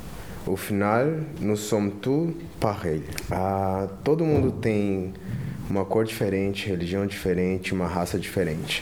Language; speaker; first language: French; non-native, learner; Portuguese